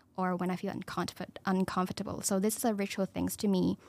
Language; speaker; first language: English; non-native, local second language; Cantonese